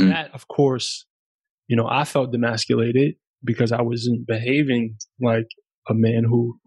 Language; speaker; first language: English; early bilingual, other home language; German